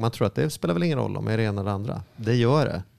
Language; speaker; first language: Swedish; native; Swedish